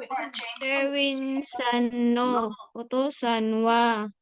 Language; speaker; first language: Japanese; non-native, learner; Filipino